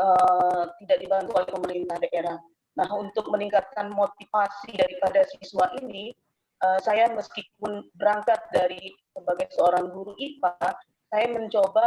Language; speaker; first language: Indonesian; native; Indonesian